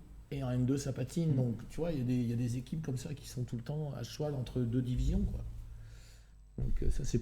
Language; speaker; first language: French; native; French